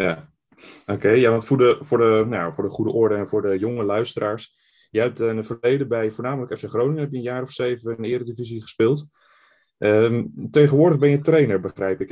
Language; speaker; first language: Dutch; native; Dutch